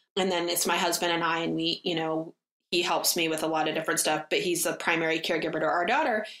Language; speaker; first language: English; native; English